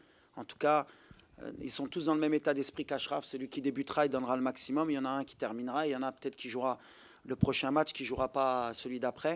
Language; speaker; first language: French; native; French